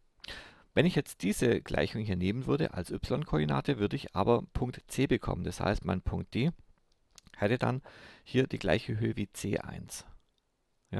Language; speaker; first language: German; native; German